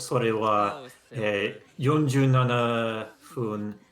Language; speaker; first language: Japanese; non-native, learner; English